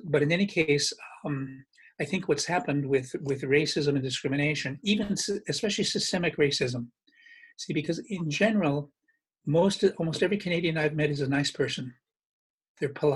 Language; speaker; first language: English; native; English